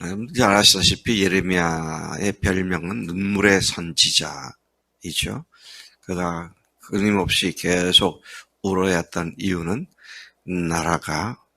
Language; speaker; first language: Korean; native; Korean